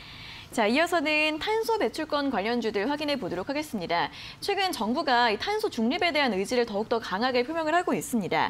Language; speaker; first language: Korean; native; Korean